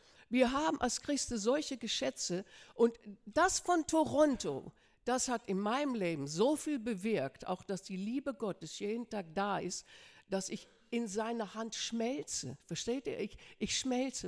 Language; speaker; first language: German; non-native, fluent; Dutch